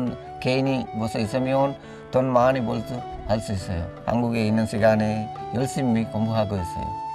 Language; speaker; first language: Korean; non-native, learner; Sinhala